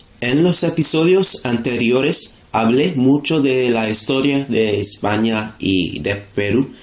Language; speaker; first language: Spanish; non-native, fluent; English